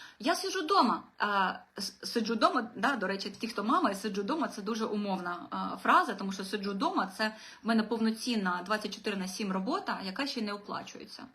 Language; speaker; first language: Ukrainian; non-native, local second language; Russian